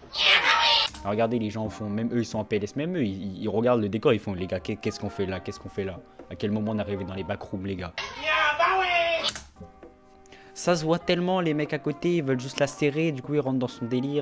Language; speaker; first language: French; native; French